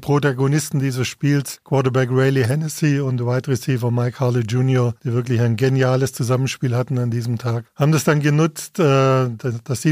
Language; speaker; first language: German; native; German